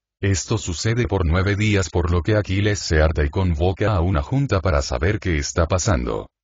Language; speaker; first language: Spanish; native; Spanish